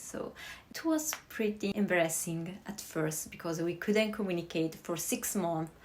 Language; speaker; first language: English; non-native, fluent; Italian